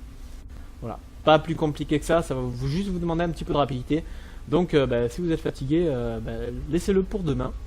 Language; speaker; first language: French; native; French